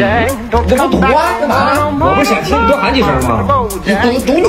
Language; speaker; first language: Chinese; native; Chinese